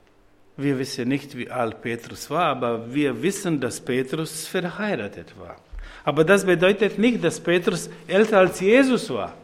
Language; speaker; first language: German; non-native, fluent; Croatian